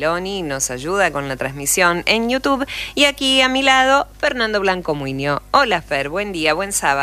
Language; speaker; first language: Spanish; native; Spanish